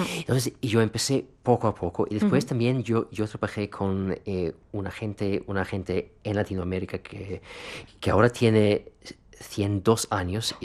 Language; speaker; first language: Spanish; non-native, fluent; Russian